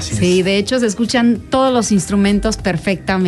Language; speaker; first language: Spanish; native; Spanish